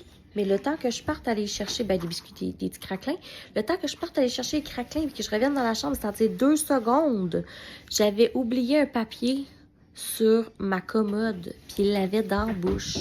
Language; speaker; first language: French; native; French